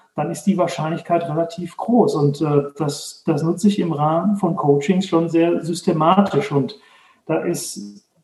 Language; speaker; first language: German; native; German